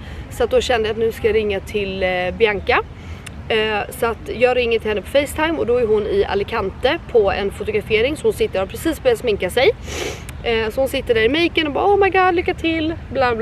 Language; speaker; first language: Swedish; native; Swedish